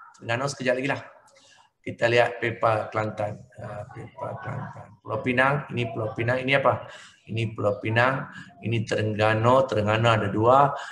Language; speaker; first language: Malay; native; Malay